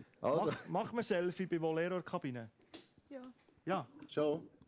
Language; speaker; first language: German; native; German